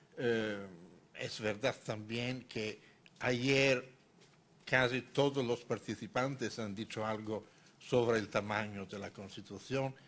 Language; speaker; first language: Spanish; non-native, fluent; Italian